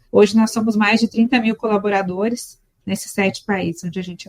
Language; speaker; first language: Portuguese; native; Portuguese